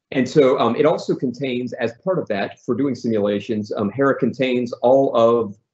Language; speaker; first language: English; native; English